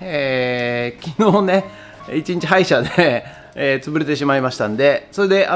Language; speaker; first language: Japanese; native; Japanese